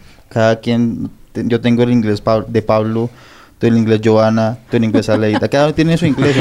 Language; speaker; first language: Spanish; native; Spanish